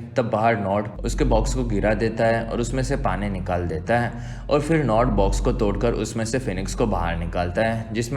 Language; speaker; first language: Hindi; native; Hindi